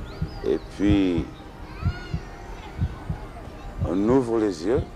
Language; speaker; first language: French; non-native, local second language; Wolof